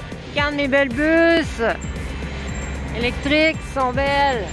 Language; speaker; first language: French; native; French